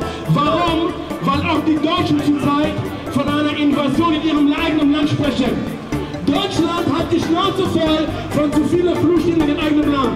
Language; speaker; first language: German; non-native, fluent; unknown